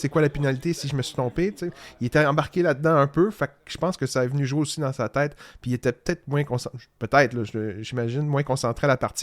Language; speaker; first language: French; native; French